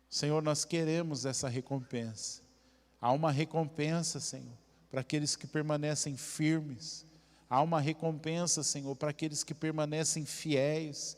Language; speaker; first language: Portuguese; native; Portuguese